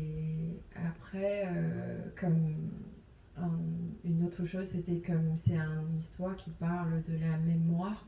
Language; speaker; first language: French; non-native, fluent; Chinese